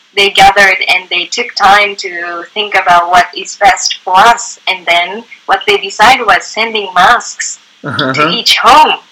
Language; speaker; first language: English; non-native, fluent; Japanese